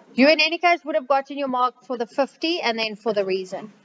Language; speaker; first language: English; non-native, local second language; Afrikaans